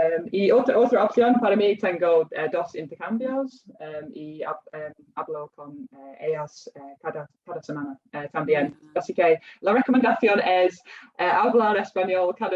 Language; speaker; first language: Spanish; non-native, fluent; English